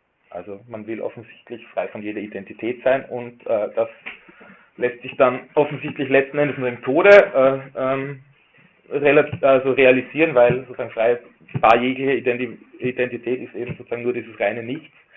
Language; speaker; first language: German; native; German